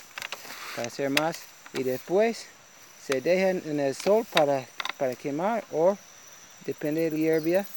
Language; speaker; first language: Spanish; non-native, learner; English